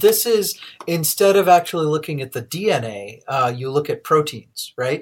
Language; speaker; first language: English; native; English